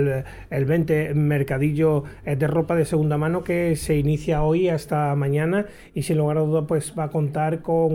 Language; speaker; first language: Spanish; native; Spanish